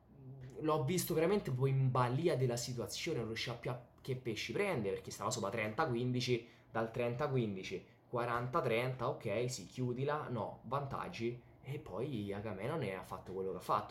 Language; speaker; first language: Italian; native; Italian